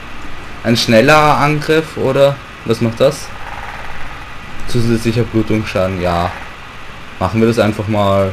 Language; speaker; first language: German; native; German